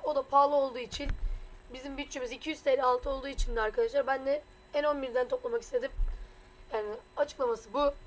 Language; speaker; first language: Turkish; native; Turkish